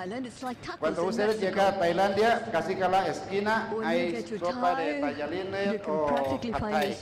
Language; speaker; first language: Spanish; non-native, learner; Thai